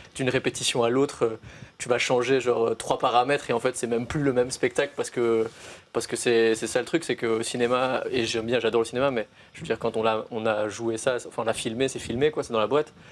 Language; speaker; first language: French; native; French